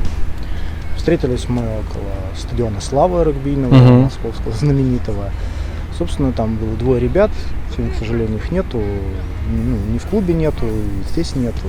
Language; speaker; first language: Russian; native; Russian